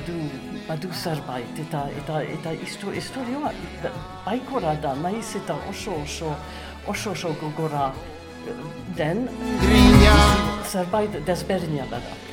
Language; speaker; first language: Basque; non-native, learner; English